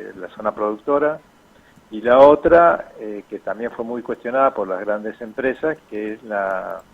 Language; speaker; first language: Spanish; native; Spanish